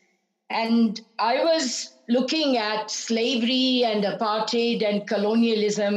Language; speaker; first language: English; non-native, local second language; Punjabi